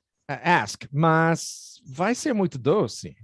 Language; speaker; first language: Portuguese; non-native, fluent; English